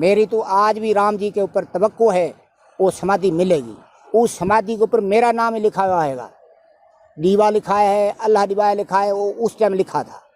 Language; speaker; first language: Urdu; non-native, local second language; Punjabi